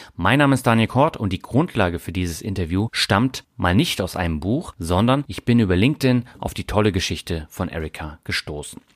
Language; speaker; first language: German; native; German